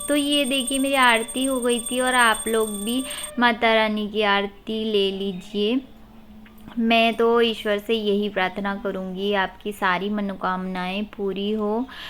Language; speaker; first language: Hindi; non-native, local second language; Odia